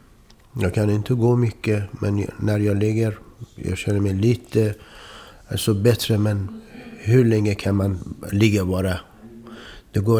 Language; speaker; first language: Swedish; non-native, fluent; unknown